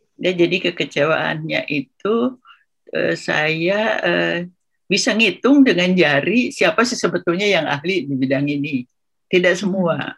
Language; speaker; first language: Indonesian; non-native, local second language; Sundanese